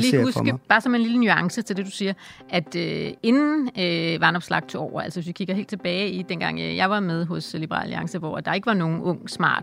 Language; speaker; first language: Danish; native; Danish